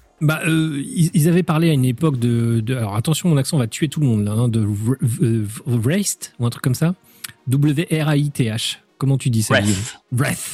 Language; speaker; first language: French; native; French